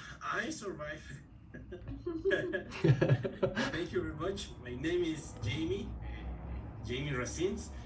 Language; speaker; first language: English; non-native, learner; Spanish